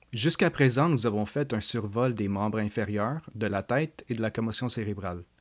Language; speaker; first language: French; native; French